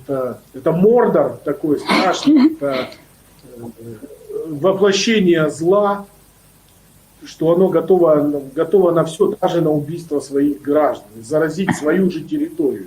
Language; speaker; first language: Russian; native; Russian